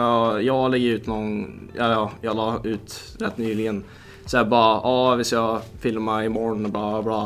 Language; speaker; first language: Swedish; early bilingual, other home language; Lithuanian